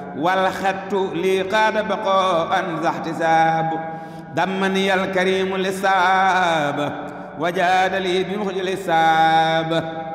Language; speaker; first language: Arabic; non-native, fluent; Wolof